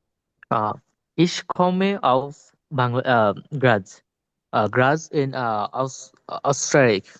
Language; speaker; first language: German; non-native, learner; Bangla